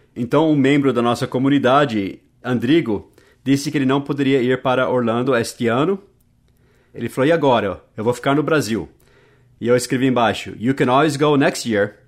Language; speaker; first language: Portuguese; non-native, fluent; English